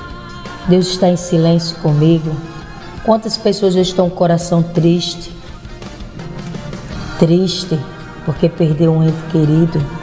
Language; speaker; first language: Portuguese; native; Portuguese